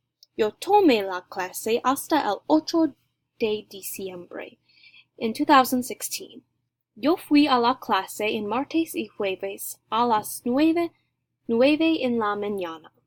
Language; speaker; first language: Spanish; non-native, learner; English